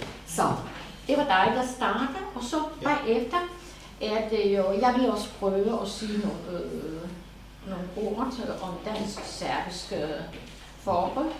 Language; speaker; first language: Danish; non-native, fluent; Serbian